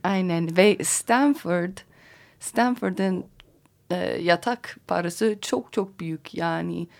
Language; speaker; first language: Turkish; non-native, learner; English